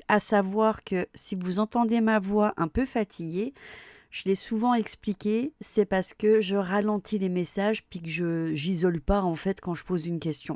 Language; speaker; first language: French; native; French